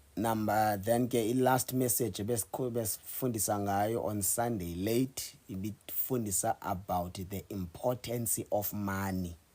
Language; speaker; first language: Zulu; non-native, local second language; Xhosa